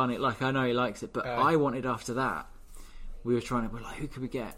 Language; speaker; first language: English; native; English